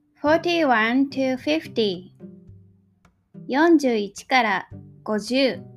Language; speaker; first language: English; non-native, fluent; Japanese